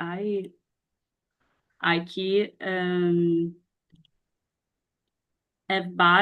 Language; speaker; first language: English; non-native, learner; Portuguese